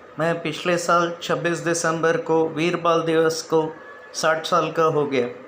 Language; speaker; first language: Hindi; non-native, local second language; Tamil